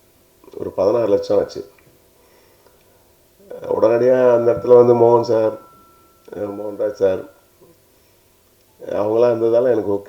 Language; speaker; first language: Tamil; native; Tamil